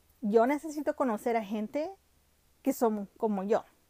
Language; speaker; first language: Spanish; early bilingual, heritage; Spanish